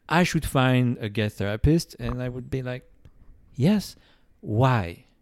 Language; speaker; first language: English; non-native, fluent; French